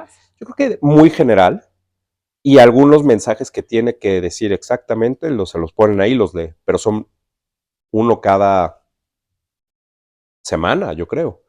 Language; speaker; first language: Spanish; native; Spanish